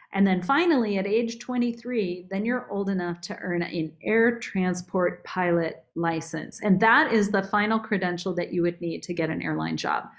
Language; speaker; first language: English; native; English